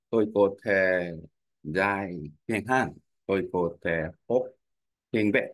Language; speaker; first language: Vietnamese; non-native, learner; Korean